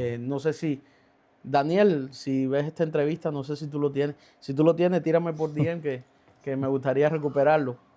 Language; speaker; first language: Spanish; native; Spanish